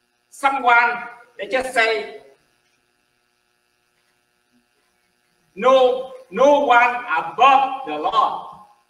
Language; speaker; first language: English; non-native, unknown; Vietnamese